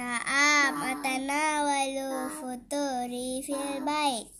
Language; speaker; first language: Arabic; non-native, learner; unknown